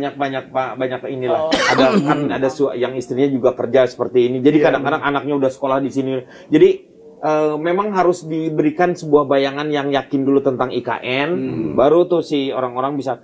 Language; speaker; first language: Indonesian; native; Indonesian